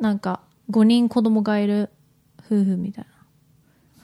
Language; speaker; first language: Japanese; native; Japanese